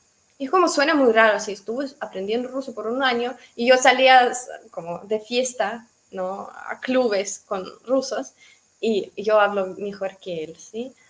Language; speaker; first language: Spanish; non-native, fluent; Russian